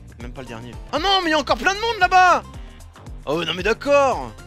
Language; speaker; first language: French; native; French